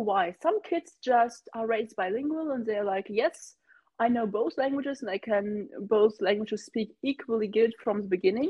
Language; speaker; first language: English; non-native, fluent; German